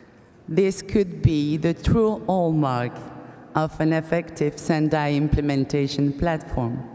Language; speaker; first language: English; non-native, fluent; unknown